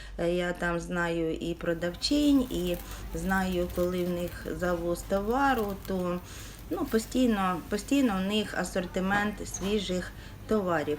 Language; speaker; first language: Ukrainian; native; Ukrainian